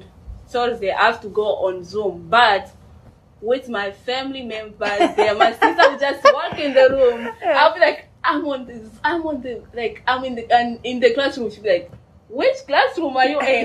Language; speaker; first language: English; non-native, fluent; Swahili